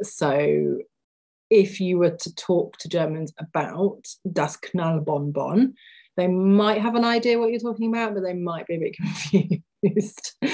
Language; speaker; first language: English; native; English